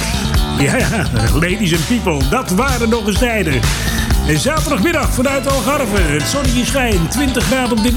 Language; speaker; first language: Dutch; native; Dutch